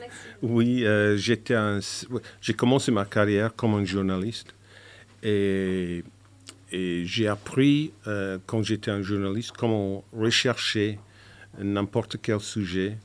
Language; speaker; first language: French; non-native, fluent; English